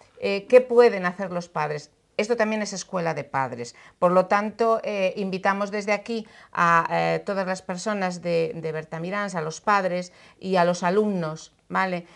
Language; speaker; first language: Spanish; native; Spanish